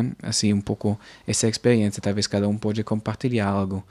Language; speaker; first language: Portuguese; non-native, fluent; German